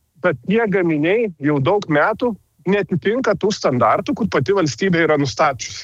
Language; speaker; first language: Lithuanian; native; Lithuanian